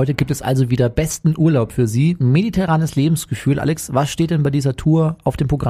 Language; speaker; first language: German; native; German